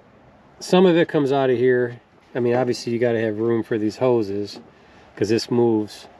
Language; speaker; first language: English; native; English